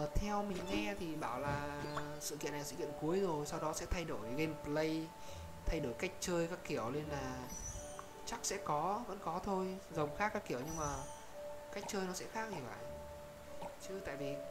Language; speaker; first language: Vietnamese; native; Vietnamese